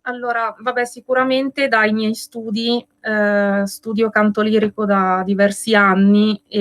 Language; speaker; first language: Italian; native; Italian